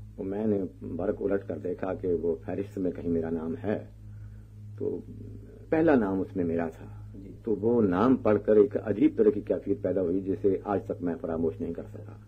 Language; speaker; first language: Urdu; non-native, local second language; Punjabi